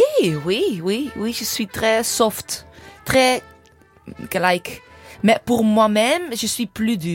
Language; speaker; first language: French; non-native, learner; English